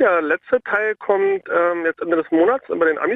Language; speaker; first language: German; native; German